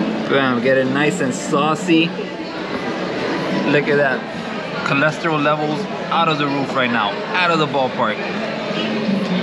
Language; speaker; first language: English; native; English